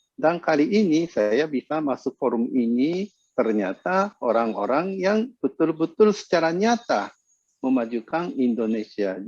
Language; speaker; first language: Indonesian; non-native, fluent; Japanese